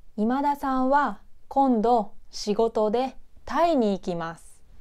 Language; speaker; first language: Japanese; native; Japanese